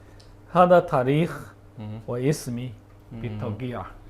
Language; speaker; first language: Arabic; non-native, learner; Chinese